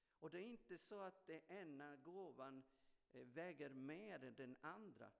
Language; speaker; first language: Swedish; non-native, fluent; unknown